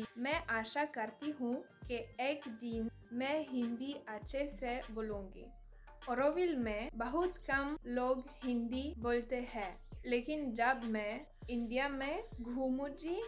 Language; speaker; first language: Hindi; non-native, learner; French